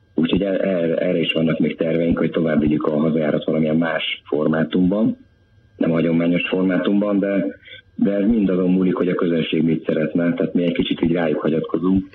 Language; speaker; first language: Hungarian; native; Hungarian